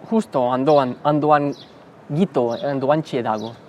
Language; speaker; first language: Basque; non-native, learner; English